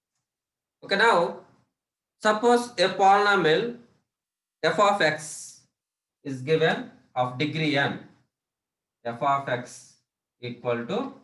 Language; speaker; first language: English; non-native, local second language; Telugu